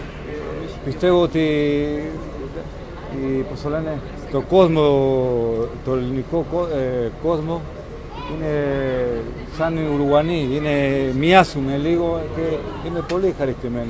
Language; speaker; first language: Greek; non-native, learner; Spanish